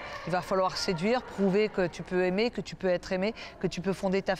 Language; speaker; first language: French; native; French